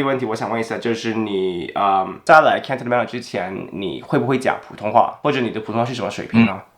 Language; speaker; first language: Chinese; non-native, fluent; English